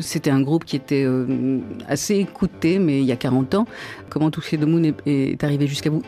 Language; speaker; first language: French; native; French